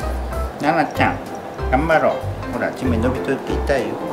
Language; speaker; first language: Japanese; native; Japanese